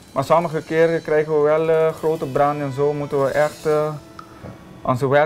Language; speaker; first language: Dutch; non-native, local second language; Papiamento